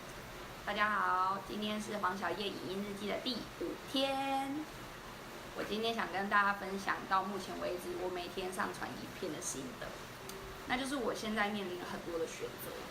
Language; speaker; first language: Chinese; native; Chinese